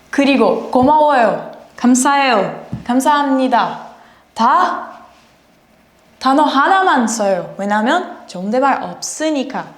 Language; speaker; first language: Korean; non-native, learner; Portuguese